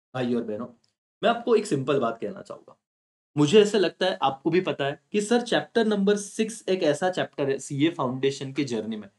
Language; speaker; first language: Hindi; non-native, local second language; Marathi